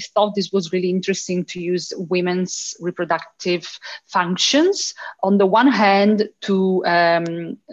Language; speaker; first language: English; early bilingual, heritage; Italian